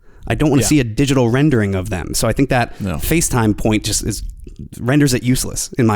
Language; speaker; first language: English; native; English